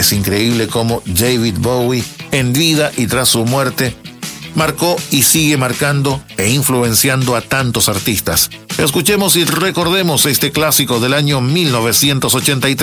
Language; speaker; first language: Spanish; native; Spanish